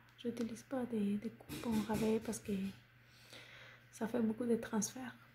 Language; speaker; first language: French; non-native, fluent; Spanish